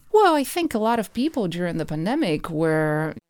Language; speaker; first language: English; non-native, fluent; Spanish